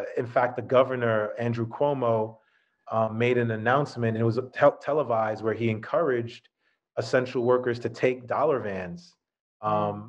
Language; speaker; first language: English; native; English